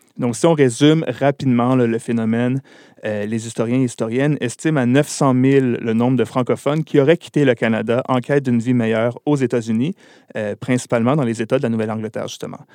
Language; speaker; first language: French; native; French